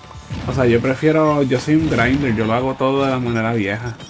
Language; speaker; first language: Spanish; native; Spanish